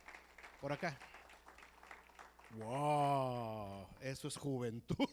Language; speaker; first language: Spanish; native; Spanish